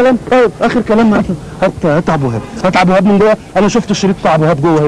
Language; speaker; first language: Arabic; native; Arabic